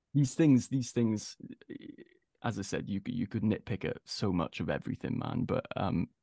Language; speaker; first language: English; native; English